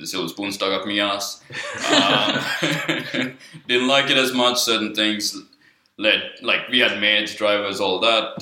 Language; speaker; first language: English; non-native, local second language; Sinhala